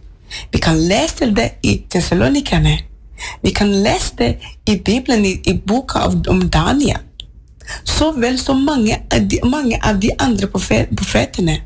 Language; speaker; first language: Swedish; non-native, learner; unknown